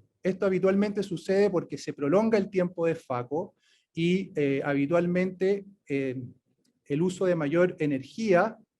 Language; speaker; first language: Spanish; native; Spanish